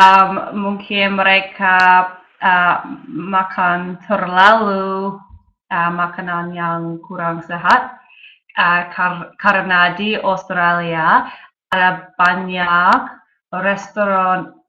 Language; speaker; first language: Indonesian; non-native, learner; English